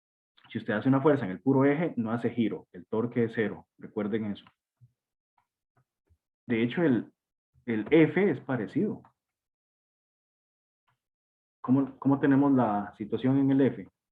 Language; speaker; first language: Spanish; native; Spanish